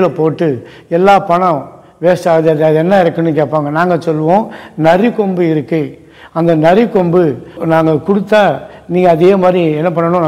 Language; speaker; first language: Tamil; native; Tamil